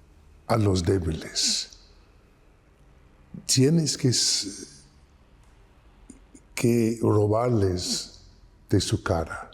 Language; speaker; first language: Spanish; non-native, fluent; English